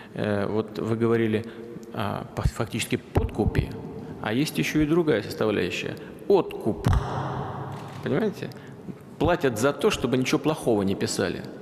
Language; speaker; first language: Russian; native; Russian